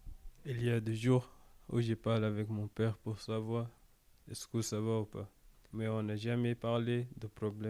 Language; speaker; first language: French; non-native, learner; Arabic